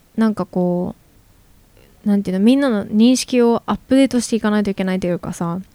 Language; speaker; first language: Japanese; native; Japanese